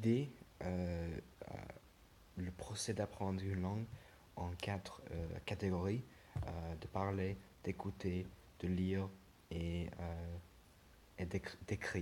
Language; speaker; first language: French; non-native, learner; English